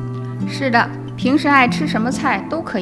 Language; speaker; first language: Chinese; native; Chinese